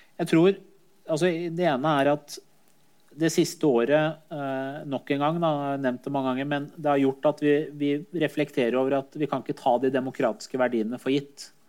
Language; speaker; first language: Norwegian; early bilingual, other home language; Persian